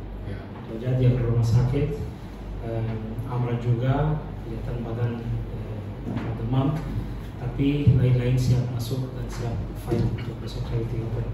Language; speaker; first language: Indonesian; non-native, fluent; Portuguese